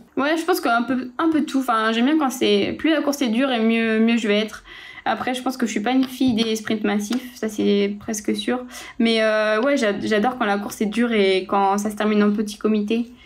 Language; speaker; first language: French; native; French